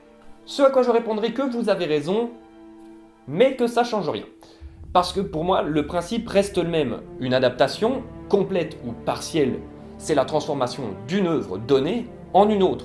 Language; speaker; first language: French; native; French